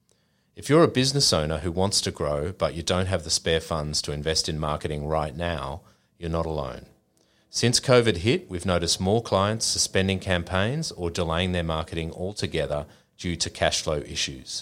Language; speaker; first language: English; native; English